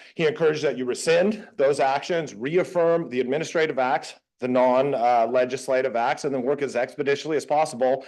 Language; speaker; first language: English; native; English